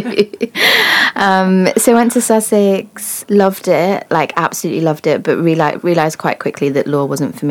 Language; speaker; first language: English; native; English